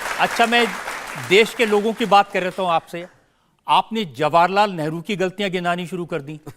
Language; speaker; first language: Hindi; native; Hindi